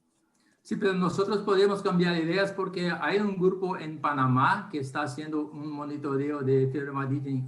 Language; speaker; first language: Spanish; non-native, learner; Portuguese